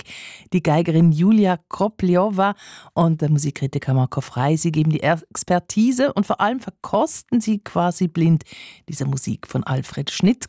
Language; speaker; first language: German; native; German